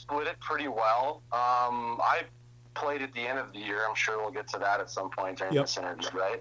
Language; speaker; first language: English; native; English